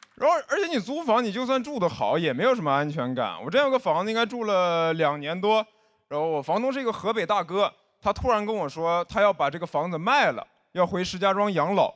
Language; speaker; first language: Chinese; native; Chinese